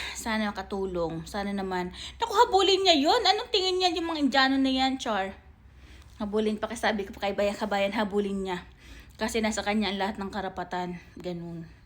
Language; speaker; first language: Filipino; native; Filipino